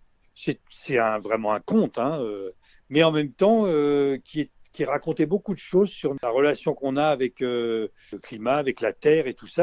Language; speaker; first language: French; native; French